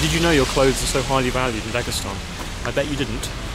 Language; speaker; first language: English; native; English